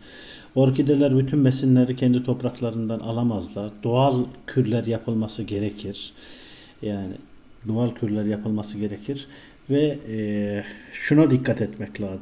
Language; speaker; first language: Turkish; native; Turkish